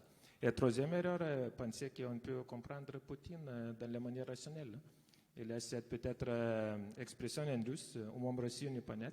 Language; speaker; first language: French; non-native, fluent; Lithuanian